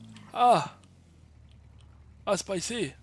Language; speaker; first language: French; native; French